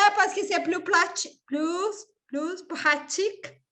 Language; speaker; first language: French; non-native, fluent; Portuguese